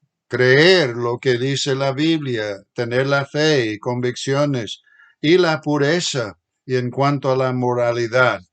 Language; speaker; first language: Spanish; non-native, fluent; English